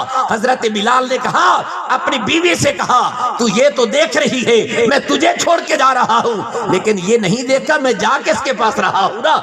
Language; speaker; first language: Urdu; non-native, local second language; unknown